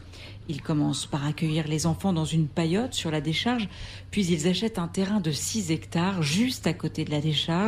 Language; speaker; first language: French; native; French